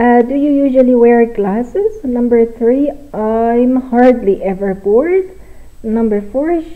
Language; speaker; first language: English; non-native, fluent; Persian